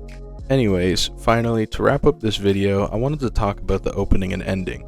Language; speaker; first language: English; native; English